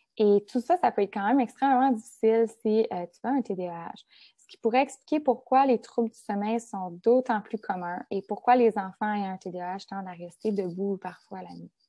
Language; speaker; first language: French; native; French